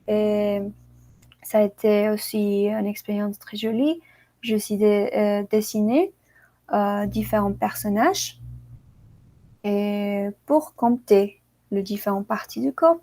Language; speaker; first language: French; non-native, learner; Spanish